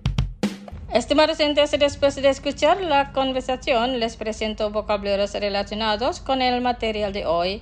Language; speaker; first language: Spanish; non-native, fluent; Indonesian